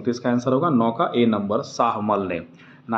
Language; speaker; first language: Hindi; native; Hindi